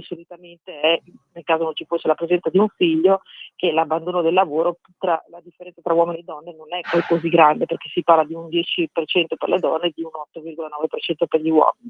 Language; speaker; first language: Italian; native; Italian